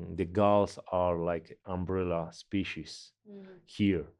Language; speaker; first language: English; non-native, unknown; Georgian